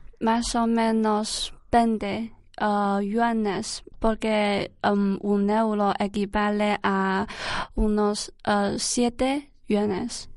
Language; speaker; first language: Spanish; non-native, learner; Chinese